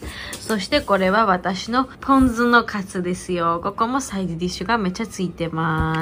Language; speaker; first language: Japanese; non-native, fluent; Georgian